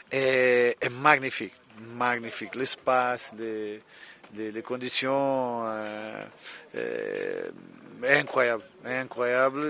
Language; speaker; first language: French; non-native, fluent; Portuguese